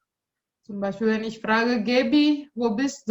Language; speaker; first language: German; non-native, learner; Indonesian